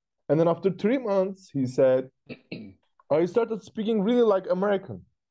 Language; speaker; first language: English; non-native, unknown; Turkish